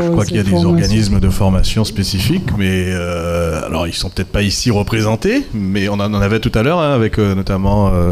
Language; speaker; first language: French; native; French